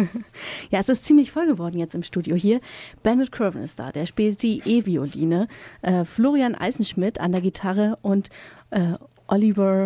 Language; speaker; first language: German; native; German